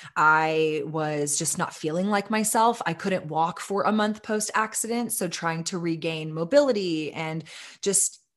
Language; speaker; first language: English; native; English